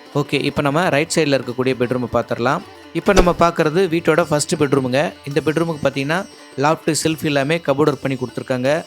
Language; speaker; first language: Tamil; native; Tamil